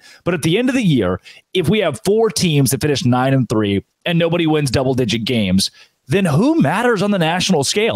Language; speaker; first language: English; native; English